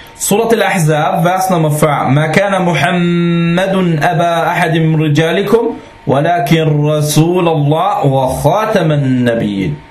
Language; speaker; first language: Danish; non-native, fluent; Arabic